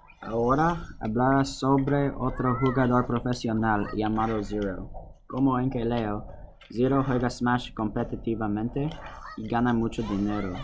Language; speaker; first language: Spanish; non-native, learner; English